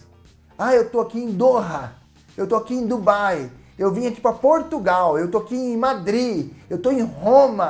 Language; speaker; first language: Portuguese; native; Portuguese